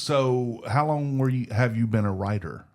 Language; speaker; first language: English; native; English